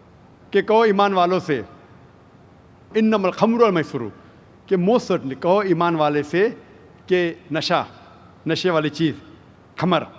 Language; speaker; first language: Hindi; native; Hindi